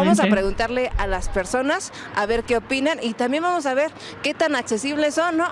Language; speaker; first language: Spanish; native; Spanish